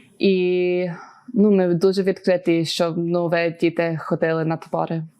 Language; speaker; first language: Ukrainian; early bilingual, heritage; Ukrainian